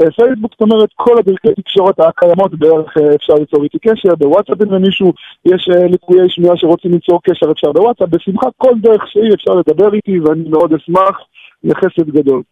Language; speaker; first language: Hebrew; native; Hebrew